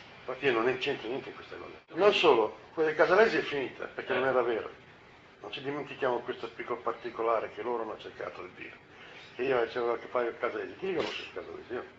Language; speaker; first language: Italian; native; Italian